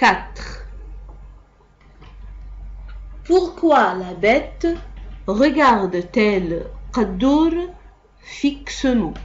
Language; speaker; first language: French; non-native, local second language; Arabic